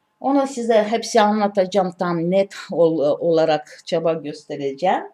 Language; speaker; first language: Turkish; non-native, learner; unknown